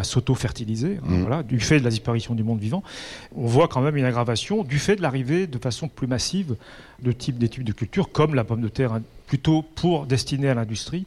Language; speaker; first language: French; native; French